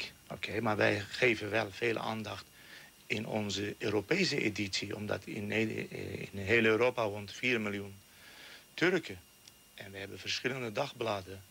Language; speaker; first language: Dutch; non-native, fluent; Turkish